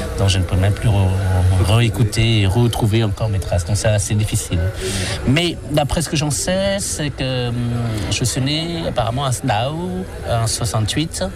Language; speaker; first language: French; non-native, fluent; Khmer